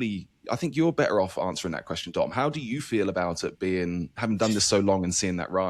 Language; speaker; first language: English; native; English